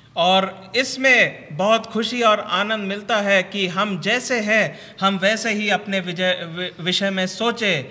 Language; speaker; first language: Hindi; non-native, local second language; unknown